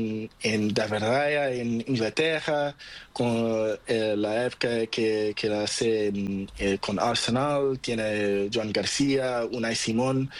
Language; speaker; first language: Spanish; non-native, learner; Portuguese